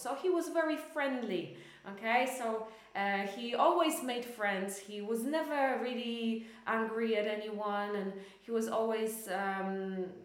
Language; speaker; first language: English; non-native, fluent; Polish